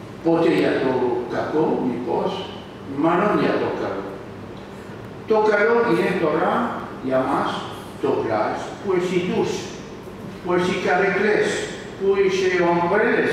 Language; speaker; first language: Greek; non-native, learner; French